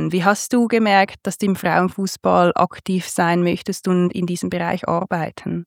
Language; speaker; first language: German; native; German